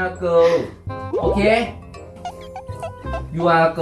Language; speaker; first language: English; non-native, learner; Thai